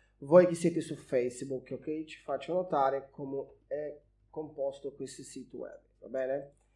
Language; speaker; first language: Italian; non-native, fluent; Portuguese